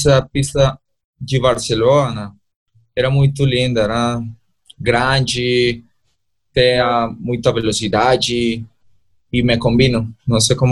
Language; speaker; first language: Portuguese; non-native, learner; Spanish